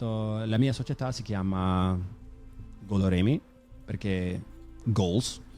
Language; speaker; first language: Italian; non-native, fluent; English